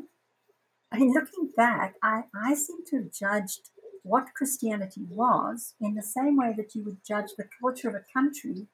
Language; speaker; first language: English; native; English